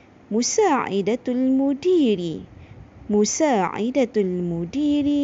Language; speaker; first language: Arabic; non-native, fluent; Malay